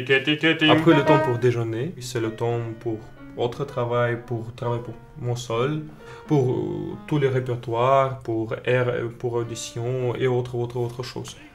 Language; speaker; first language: French; non-native, learner; Russian